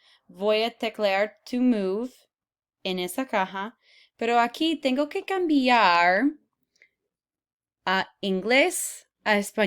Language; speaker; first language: Spanish; non-native, fluent; English